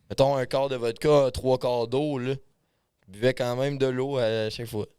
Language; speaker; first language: French; native; French